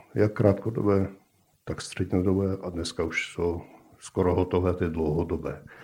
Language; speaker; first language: Czech; native; Czech